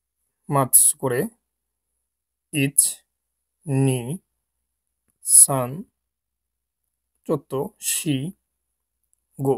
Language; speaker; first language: Japanese; non-native, learner; Bangla